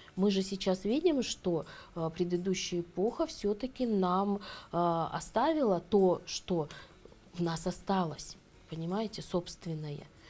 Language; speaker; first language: Russian; native; Russian